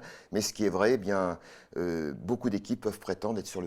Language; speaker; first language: French; native; French